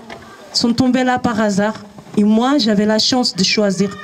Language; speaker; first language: French; non-native, learner; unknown